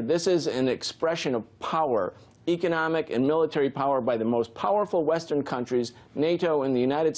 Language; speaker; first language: English; native; English